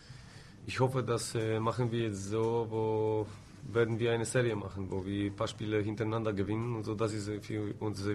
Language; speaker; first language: German; non-native, fluent; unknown